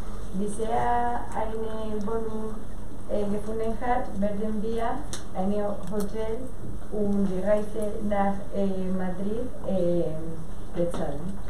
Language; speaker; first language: German; non-native, learner; Spanish